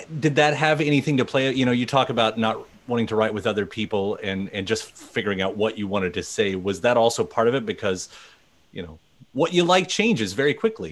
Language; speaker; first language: English; native; English